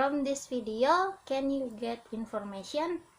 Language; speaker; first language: English; non-native, learner; Indonesian